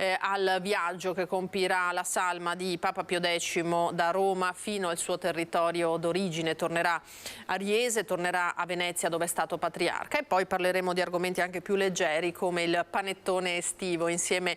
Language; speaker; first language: Italian; native; Italian